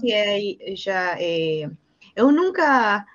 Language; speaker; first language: Portuguese; non-native, learner; Spanish